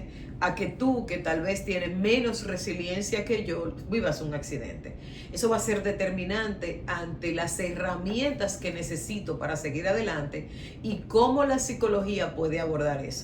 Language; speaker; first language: Spanish; native; Spanish